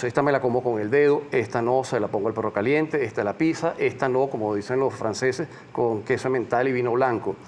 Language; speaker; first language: Spanish; native; Spanish